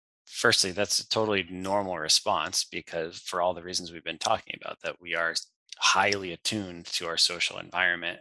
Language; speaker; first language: English; native; English